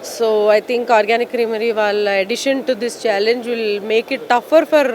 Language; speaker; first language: English; non-native, local second language; Telugu